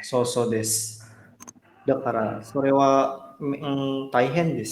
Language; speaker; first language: Japanese; non-native, fluent; Indonesian